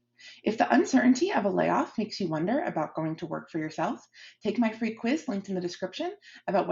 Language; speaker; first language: English; native; English